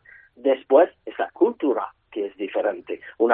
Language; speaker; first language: Spanish; non-native, learner; French